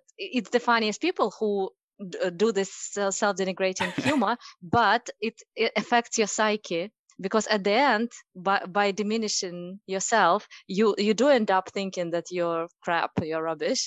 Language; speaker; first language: English; non-native, fluent; Russian